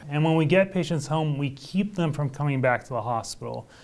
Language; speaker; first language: English; native; English